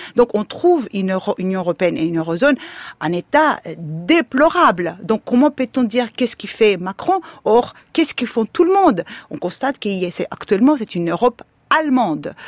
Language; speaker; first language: French; non-native, fluent; Greek